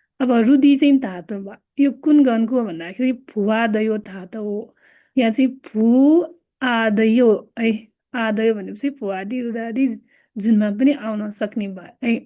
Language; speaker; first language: Nepali; non-native, local second language; Newari